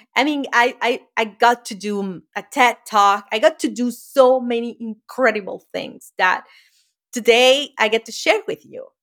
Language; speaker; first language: English; non-native, fluent; Spanish